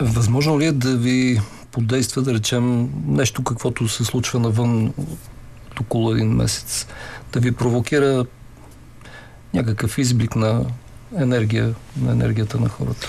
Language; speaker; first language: Bulgarian; native; Bulgarian